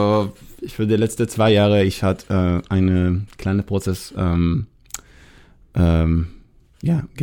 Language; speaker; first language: German; non-native, learner; Hebrew